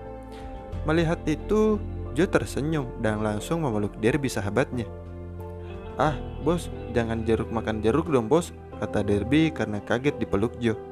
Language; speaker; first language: Indonesian; native; Indonesian